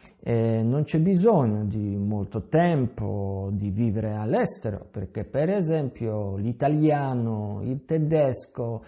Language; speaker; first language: Italian; non-native, fluent; Polish